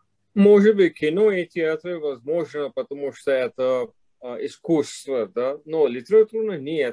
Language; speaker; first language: Russian; non-native, fluent; English